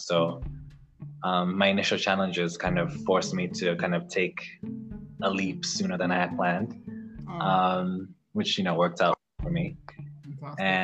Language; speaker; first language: English; non-native, local second language; Ganda